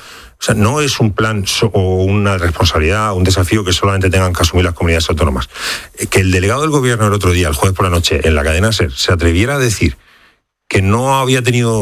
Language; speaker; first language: Spanish; native; Spanish